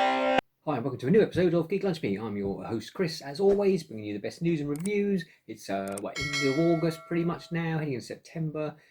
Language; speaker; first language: English; native; English